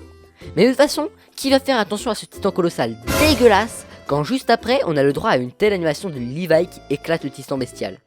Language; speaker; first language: French; native; French